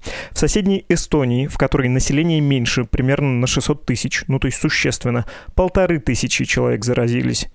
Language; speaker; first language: Russian; native; Russian